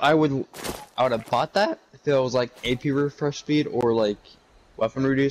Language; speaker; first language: English; native; English